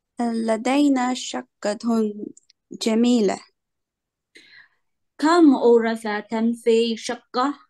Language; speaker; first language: Arabic; non-native, learner; Chinese